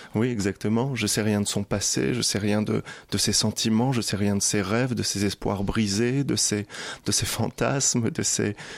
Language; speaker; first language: French; native; French